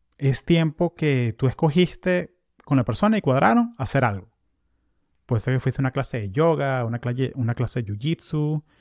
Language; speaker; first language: Spanish; native; Spanish